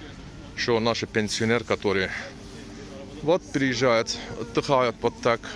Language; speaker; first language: Russian; non-native, learner; Turkish